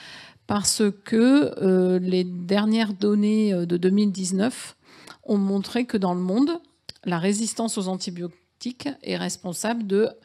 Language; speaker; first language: French; native; French